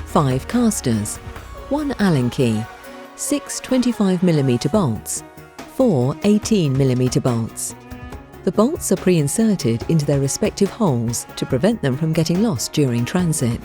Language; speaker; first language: English; native; English